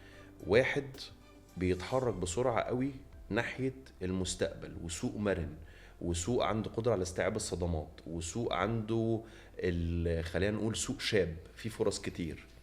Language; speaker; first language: Arabic; native; Arabic